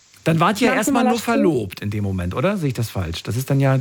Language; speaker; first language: German; native; German